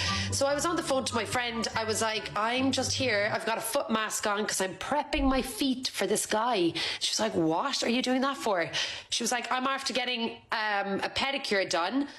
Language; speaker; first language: English; native; English